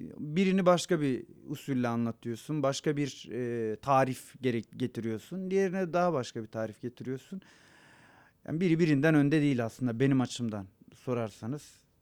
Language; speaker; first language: Turkish; non-native, local second language; Zaza